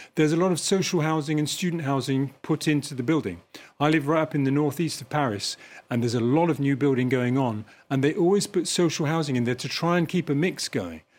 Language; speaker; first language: English; native; English